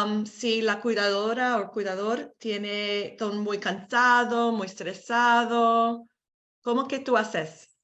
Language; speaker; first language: Spanish; non-native, learner; English